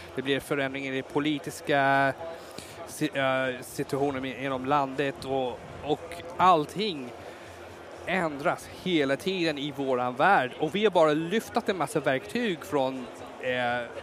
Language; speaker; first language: Swedish; non-native, fluent; English